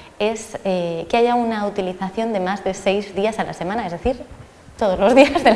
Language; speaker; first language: Spanish; native; Spanish